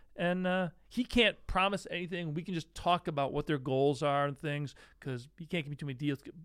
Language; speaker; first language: English; native; English